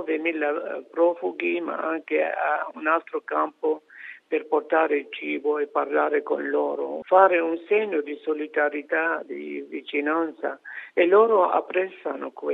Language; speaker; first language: Italian; non-native, fluent; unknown